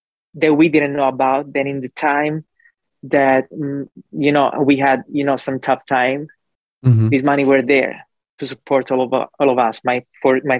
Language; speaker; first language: English; non-native, fluent; Italian